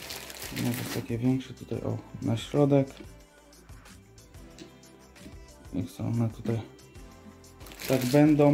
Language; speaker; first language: Polish; native; Polish